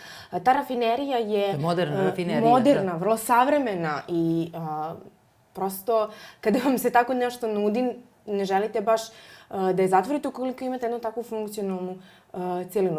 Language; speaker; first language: Serbian; native; Serbian